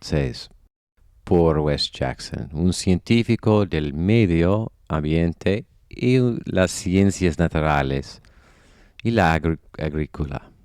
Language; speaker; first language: Spanish; non-native, learner; English